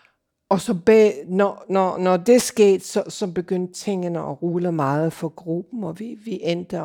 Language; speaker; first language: Danish; non-native, fluent; English